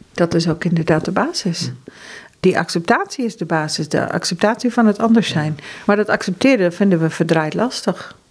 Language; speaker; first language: Dutch; early bilingual, heritage; Dutch